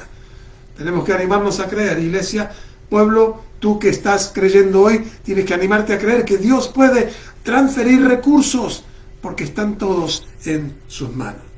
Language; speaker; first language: Spanish; native; Spanish